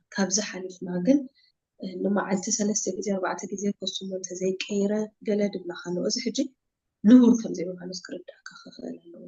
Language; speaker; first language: Tigrinya; native; Tigrinya